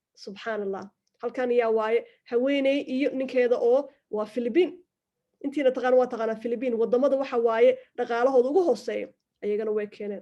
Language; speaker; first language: Somali; early bilingual, heritage; Somali